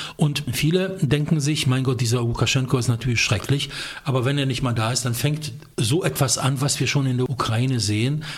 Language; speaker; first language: German; non-native, fluent; Polish